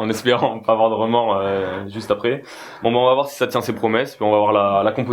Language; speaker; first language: French; native; French